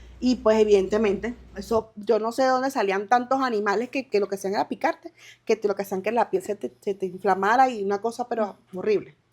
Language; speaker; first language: Spanish; native; Spanish